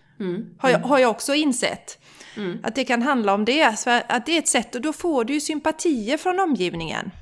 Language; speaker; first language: Swedish; native; Swedish